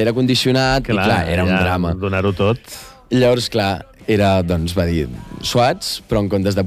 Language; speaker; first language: Catalan; native; Catalan